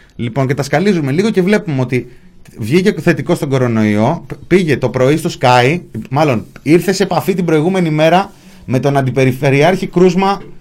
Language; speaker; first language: Greek; native; Greek